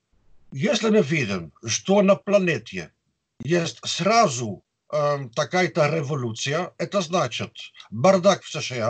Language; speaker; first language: Russian; non-native, fluent; Dutch